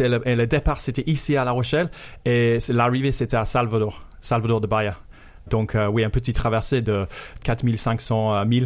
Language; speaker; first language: French; non-native, fluent; English